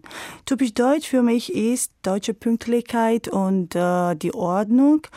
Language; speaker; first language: German; non-native, fluent; Georgian